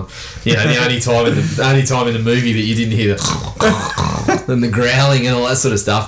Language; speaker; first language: English; native; English